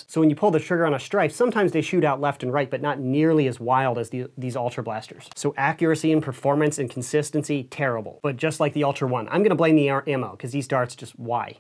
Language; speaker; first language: English; native; English